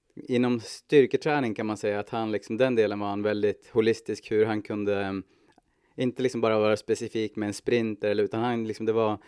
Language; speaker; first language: Swedish; native; Swedish